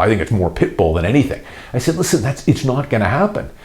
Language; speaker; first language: English; native; English